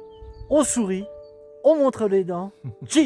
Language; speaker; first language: French; native; French